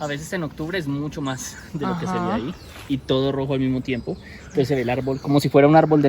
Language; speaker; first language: Spanish; native; Spanish